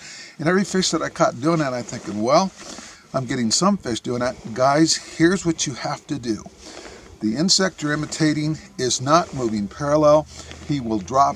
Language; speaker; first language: English; native; English